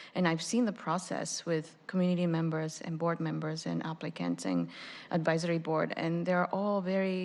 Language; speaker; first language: English; non-native, fluent; Japanese